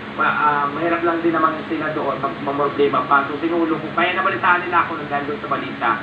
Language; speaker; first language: Filipino; native; Filipino